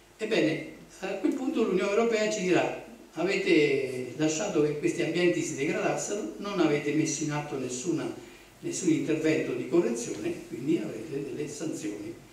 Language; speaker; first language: Italian; native; Italian